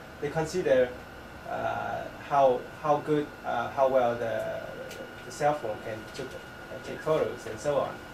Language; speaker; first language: English; non-native, fluent; Japanese